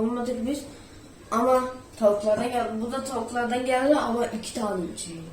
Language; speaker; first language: Turkish; early bilingual, heritage; Turkish